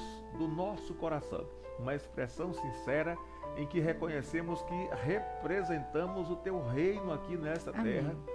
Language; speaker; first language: Portuguese; native; Portuguese